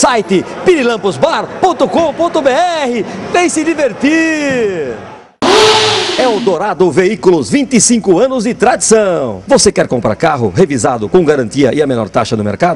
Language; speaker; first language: Portuguese; native; Portuguese